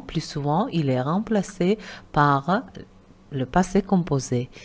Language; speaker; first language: French; non-native, fluent; Uzbek